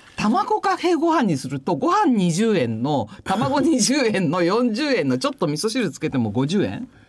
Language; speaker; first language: Japanese; native; Japanese